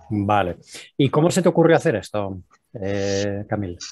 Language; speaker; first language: Spanish; native; Spanish